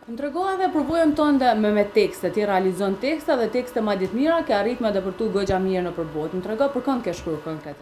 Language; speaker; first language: Albanian; native; Albanian